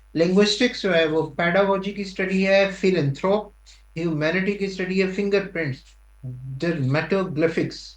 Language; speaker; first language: Urdu; non-native, local second language; Punjabi